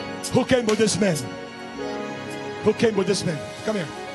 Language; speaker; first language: English; early bilingual, other home language; Spanish